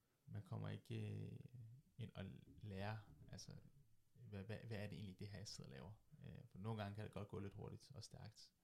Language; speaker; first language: Danish; early bilingual, other home language; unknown